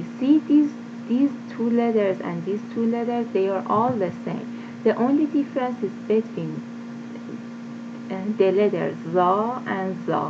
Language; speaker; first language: English; non-native, fluent; Persian